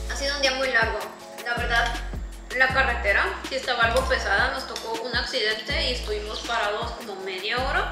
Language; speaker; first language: Spanish; native; Spanish